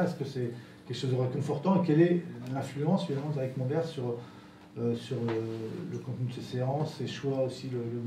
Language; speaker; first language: French; native; French